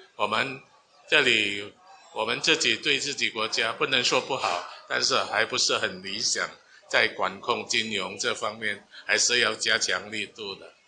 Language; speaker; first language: Chinese; non-native, fluent; Min Nan Chinese